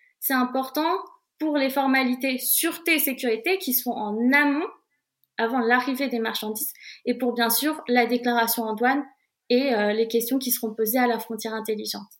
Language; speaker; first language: French; native; French